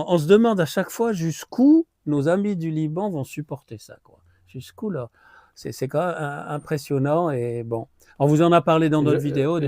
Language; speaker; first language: French; native; French